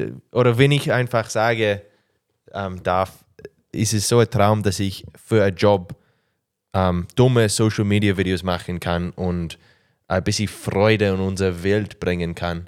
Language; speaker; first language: German; non-native, learner; English